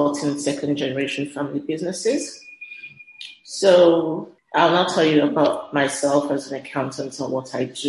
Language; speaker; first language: English; non-native, local second language; Yoruba